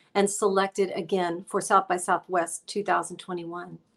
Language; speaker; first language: English; native; English